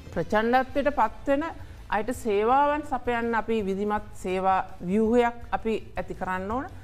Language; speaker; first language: Sinhala; native; Sinhala